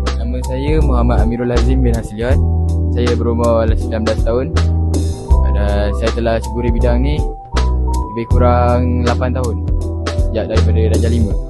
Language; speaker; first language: Malay; native; Malay